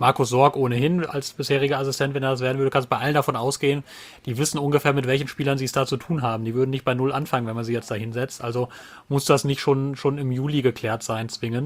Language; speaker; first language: German; native; German